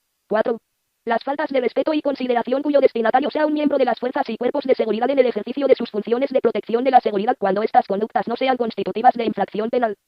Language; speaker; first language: Spanish; native; Spanish